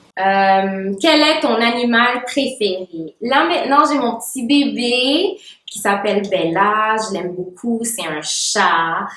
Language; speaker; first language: French; non-native, local second language; Haitian Creole